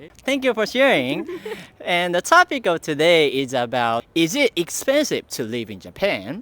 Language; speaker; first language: English; non-native, fluent; Japanese